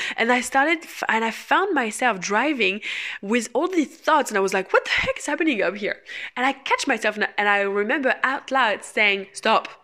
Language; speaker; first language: English; non-native, fluent; French